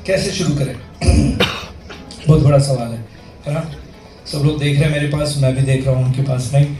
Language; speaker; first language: Hindi; native; Hindi